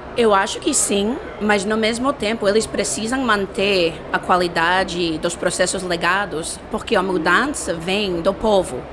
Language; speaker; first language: Portuguese; non-native, fluent; English